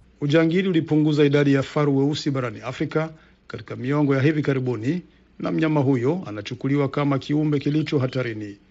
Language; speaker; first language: Swahili; non-native, local second language; Rundi